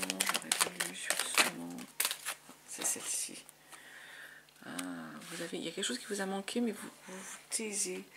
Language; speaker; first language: French; native; French